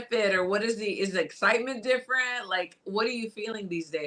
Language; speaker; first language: English; native; English